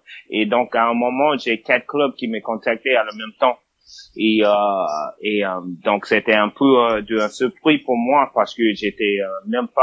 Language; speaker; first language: French; non-native, fluent; English